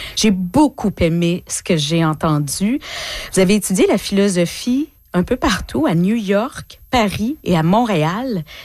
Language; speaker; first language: French; native; French